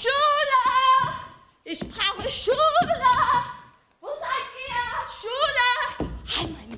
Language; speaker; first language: German; non-native, fluent; Portuguese